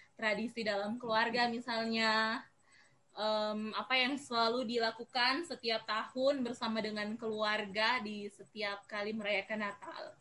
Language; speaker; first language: Indonesian; native; Indonesian